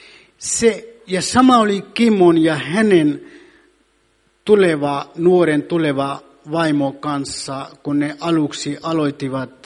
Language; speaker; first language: Finnish; non-native, fluent; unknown